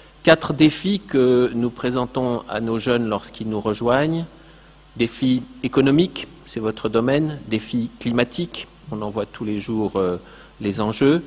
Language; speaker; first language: French; native; French